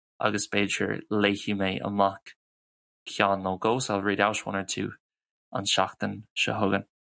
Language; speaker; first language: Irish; non-native, local second language; English